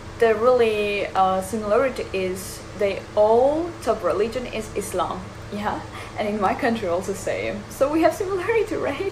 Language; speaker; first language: English; non-native, fluent; Urdu